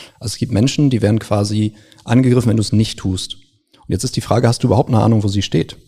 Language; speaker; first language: German; native; German